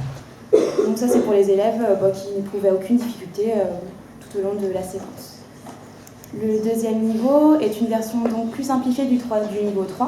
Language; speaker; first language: French; native; French